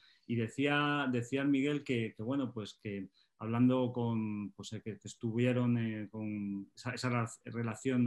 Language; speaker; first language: Spanish; native; Spanish